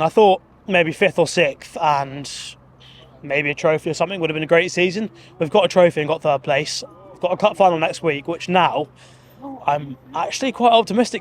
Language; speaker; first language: English; native; English